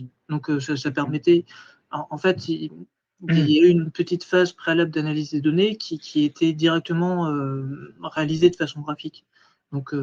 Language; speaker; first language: French; native; French